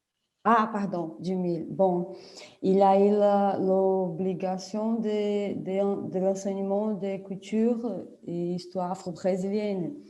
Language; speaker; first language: French; non-native, fluent; Portuguese